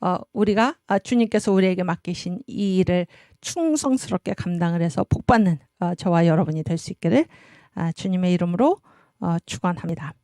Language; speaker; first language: Korean; native; Korean